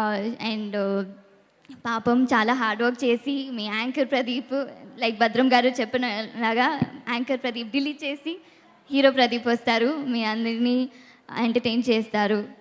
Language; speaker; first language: Telugu; non-native, learner; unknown